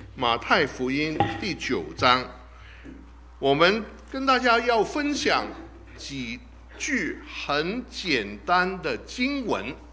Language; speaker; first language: Chinese; non-native, local second language; Cantonese